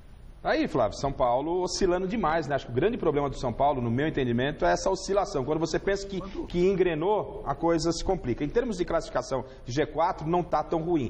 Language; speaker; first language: Portuguese; native; Portuguese